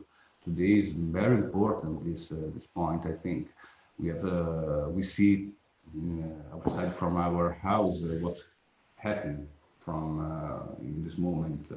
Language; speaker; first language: English; non-native, learner; Italian